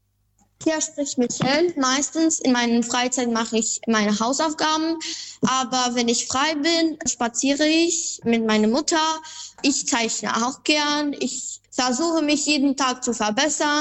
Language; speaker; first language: German; non-native, fluent; Albanian